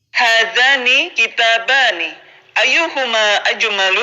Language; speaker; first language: Arabic; non-native, fluent; Indonesian